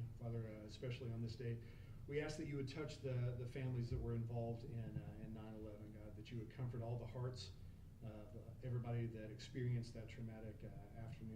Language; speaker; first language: English; native; English